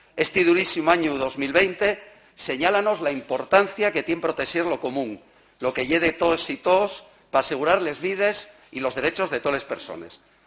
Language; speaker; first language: Asturian; non-native, local second language; Spanish